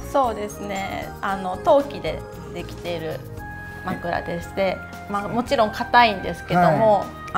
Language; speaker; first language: Japanese; native; Japanese